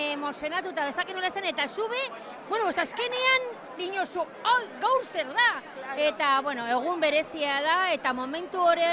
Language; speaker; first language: Basque; non-native, local second language; Spanish